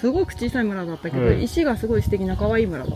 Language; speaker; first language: Japanese; native; Japanese